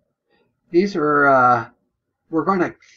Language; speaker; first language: English; native; English